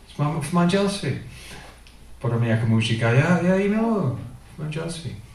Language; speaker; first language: Czech; non-native, fluent; English